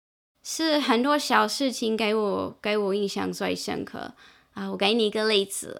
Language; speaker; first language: Chinese; non-native, fluent; English